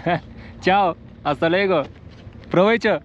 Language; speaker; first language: Spanish; non-native, learner; Turkish